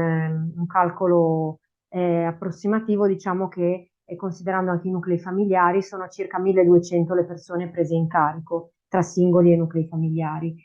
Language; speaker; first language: Italian; native; Italian